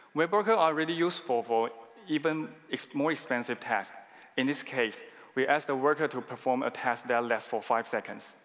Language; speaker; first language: English; non-native, fluent; Chinese